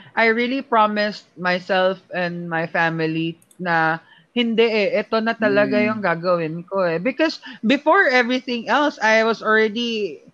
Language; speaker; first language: English; non-native, local second language; Filipino